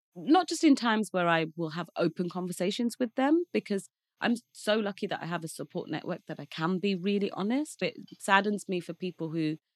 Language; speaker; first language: English; native; English